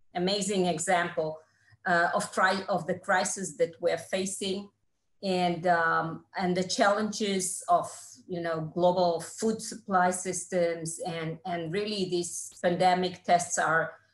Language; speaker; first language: English; non-native, fluent; Hebrew